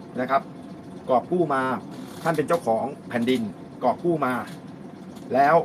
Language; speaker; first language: Thai; native; Thai